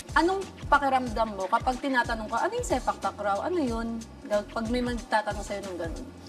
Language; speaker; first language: Filipino; native; Filipino